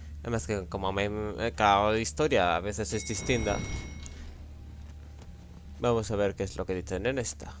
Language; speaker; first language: Spanish; native; Spanish